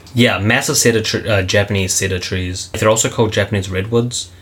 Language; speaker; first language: English; native; English